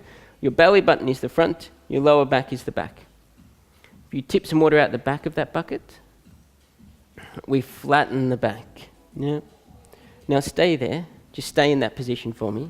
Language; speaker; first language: English; native; English